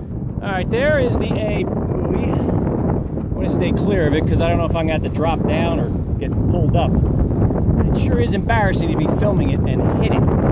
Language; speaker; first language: English; native; English